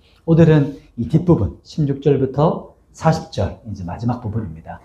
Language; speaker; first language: Korean; native; Korean